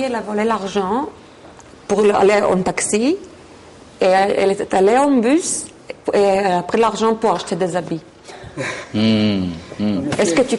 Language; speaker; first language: French; non-native, fluent; Hebrew